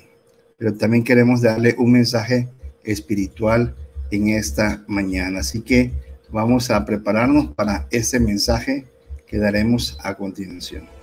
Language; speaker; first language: Spanish; native; Spanish